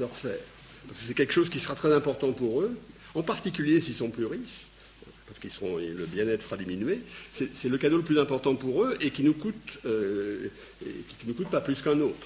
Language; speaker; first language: French; native; French